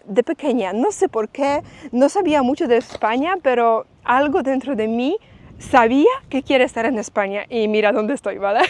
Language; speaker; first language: Spanish; non-native, fluent; Polish